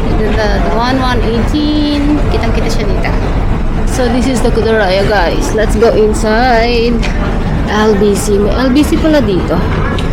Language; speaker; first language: Filipino; native; Filipino